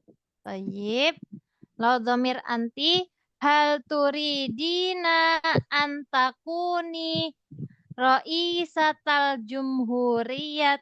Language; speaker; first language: Arabic; non-native, fluent; Indonesian